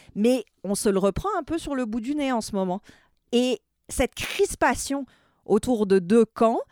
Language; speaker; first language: French; native; French